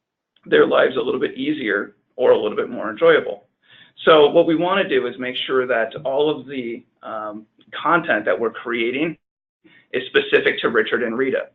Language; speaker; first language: English; native; English